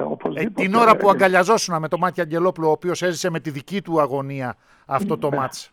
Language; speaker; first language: Greek; native; Greek